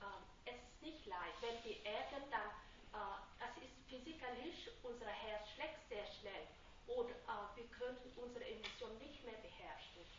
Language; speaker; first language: German; non-native, fluent; Vietnamese